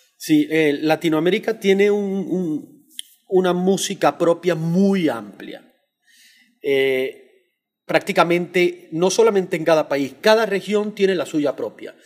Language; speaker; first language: Spanish; native; Spanish